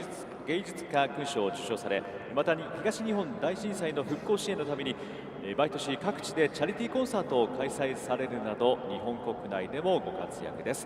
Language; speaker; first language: Japanese; native; Japanese